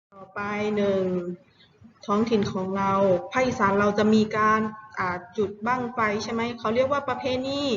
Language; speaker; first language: Thai; native; Thai